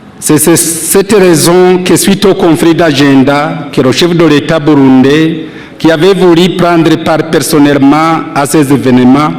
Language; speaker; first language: French; non-native, local second language; Rundi